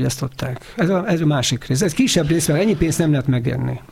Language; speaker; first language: Hungarian; native; Hungarian